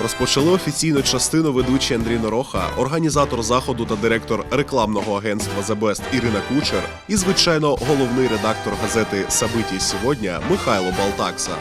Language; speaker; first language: Ukrainian; native; Ukrainian